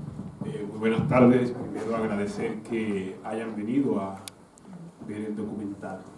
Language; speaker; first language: Spanish; native; Spanish